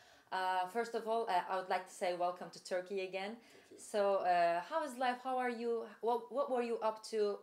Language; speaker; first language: English; non-native, fluent; Turkish